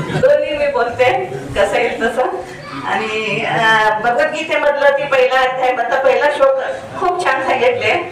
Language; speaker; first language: Marathi; non-native, local second language; Kannada